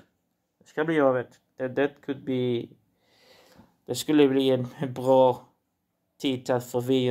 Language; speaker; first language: Swedish; non-native, learner; Portuguese